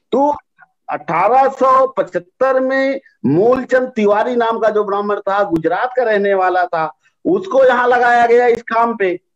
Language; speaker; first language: Hindi; native; Hindi